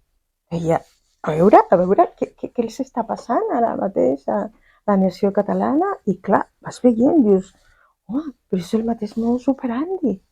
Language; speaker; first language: Catalan; non-native, fluent; Spanish